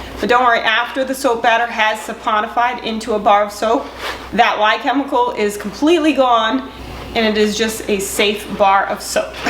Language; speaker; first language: English; native; English